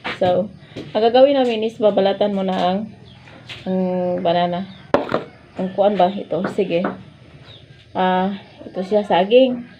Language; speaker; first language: Filipino; non-native, local second language; Cebuano